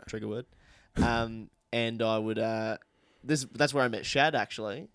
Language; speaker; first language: English; native; English